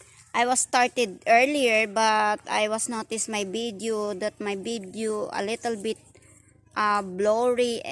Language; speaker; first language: English; non-native, learner; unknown